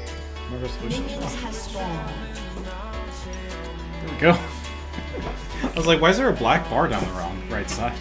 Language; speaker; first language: English; native; English